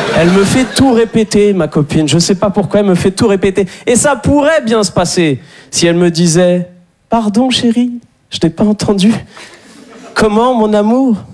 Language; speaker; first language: French; native; French